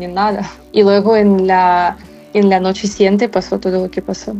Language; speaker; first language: Spanish; non-native, fluent; Ukrainian